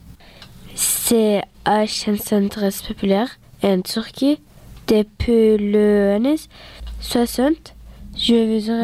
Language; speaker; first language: French; early bilingual, other home language; Turkish